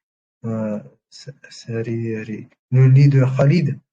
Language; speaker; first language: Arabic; non-native, learner; French